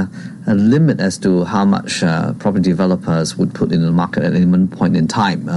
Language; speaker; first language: English; non-native, local second language; Cantonese